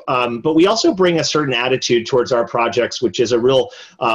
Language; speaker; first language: English; native; English